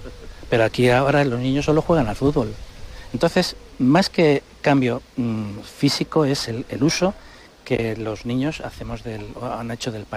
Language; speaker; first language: Spanish; native; Spanish